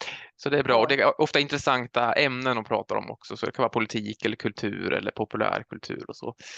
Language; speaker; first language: Swedish; native; Swedish